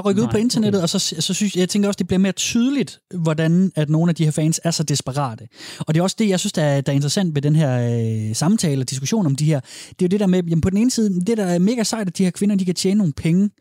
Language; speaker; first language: Danish; native; Danish